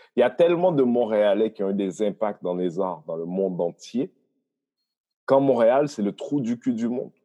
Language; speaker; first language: French; early bilingual, other home language; Haitian Creole